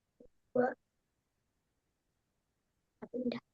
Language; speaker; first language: Indonesian; native; Indonesian